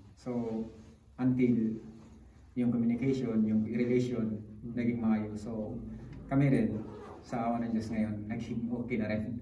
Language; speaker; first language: Filipino; native; Filipino